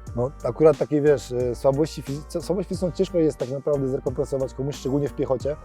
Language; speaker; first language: Polish; native; Polish